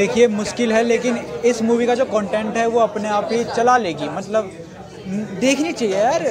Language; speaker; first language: Hindi; native; Hindi